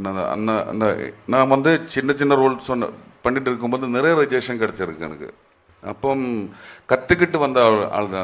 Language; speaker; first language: Tamil; non-native, learner; Malayalam